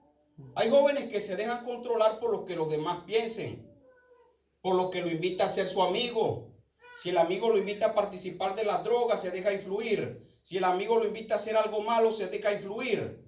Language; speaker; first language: Spanish; native; Spanish